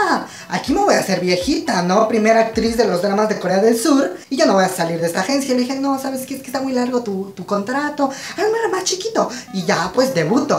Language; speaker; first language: Spanish; native; Spanish